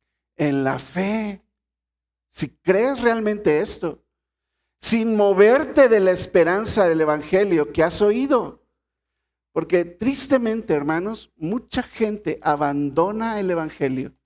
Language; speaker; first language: Spanish; native; Spanish